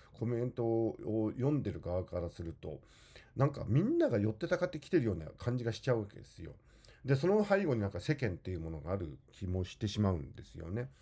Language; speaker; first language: Japanese; native; Japanese